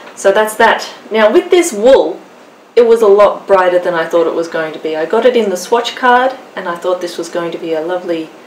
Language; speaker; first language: English; native; English